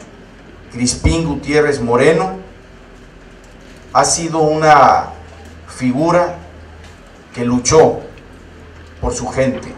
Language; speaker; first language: Spanish; native; Spanish